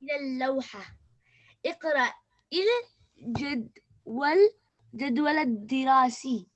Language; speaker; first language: Arabic; non-native, learner; English